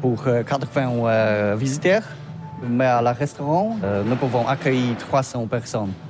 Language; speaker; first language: French; non-native, learner; Polish